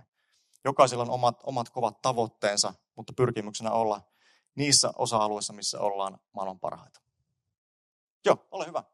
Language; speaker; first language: Finnish; native; Finnish